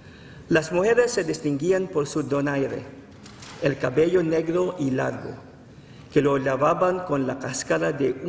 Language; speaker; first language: Spanish; non-native, fluent; Filipino